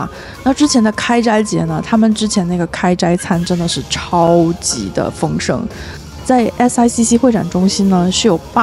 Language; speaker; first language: Chinese; native; Chinese